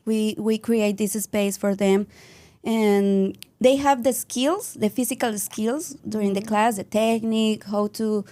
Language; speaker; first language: English; non-native, learner; Spanish